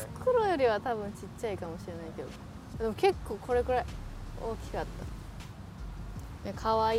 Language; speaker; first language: Japanese; non-native, learner; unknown